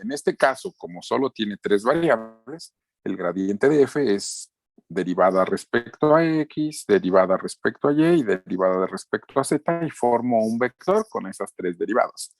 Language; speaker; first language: Spanish; native; Spanish